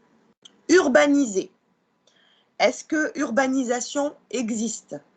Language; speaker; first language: French; non-native, local second language; Arabic